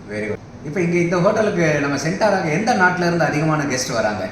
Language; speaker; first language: Tamil; native; Tamil